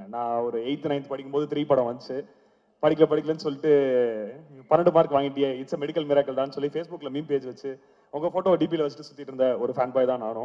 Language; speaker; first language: Tamil; native; Tamil